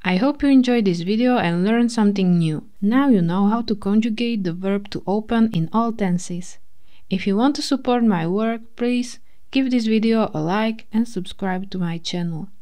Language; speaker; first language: English; non-native, fluent; Slovak